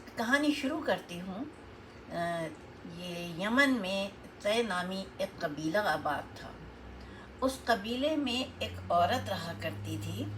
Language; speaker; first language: Urdu; native; Urdu